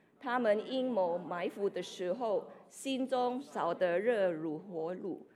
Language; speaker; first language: Chinese; non-native, fluent; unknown